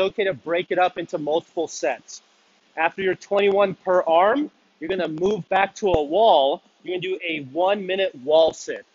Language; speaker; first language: English; native; English